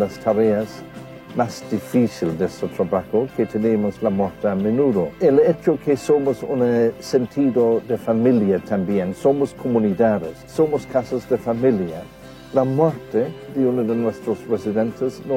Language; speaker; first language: Spanish; non-native, fluent; English